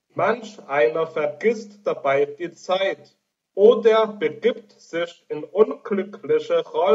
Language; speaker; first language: German; native; German